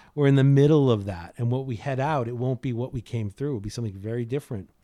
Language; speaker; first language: English; native; English